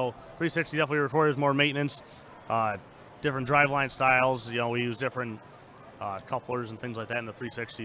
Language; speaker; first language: English; native; English